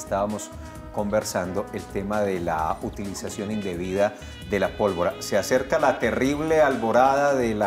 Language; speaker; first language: Spanish; native; Spanish